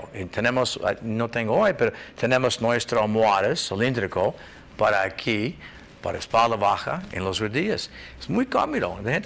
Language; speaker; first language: Spanish; non-native, learner; English